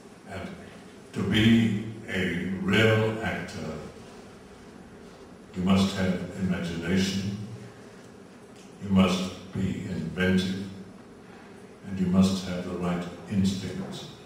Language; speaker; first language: English; native; English